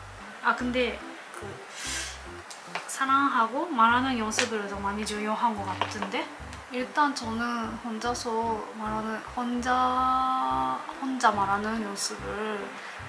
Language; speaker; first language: Korean; non-native, learner; Japanese